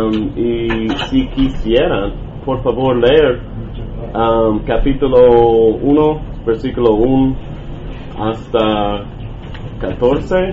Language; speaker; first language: Spanish; non-native, learner; English